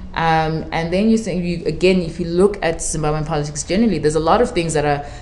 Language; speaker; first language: English; non-native, local second language; Shona